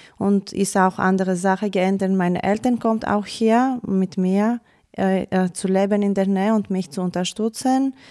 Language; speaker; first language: German; non-native, learner; Greek